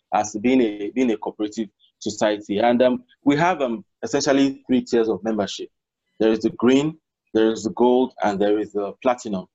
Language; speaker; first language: English; non-native, local second language; Yoruba